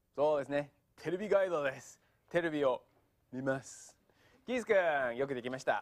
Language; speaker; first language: Japanese; non-native, fluent; English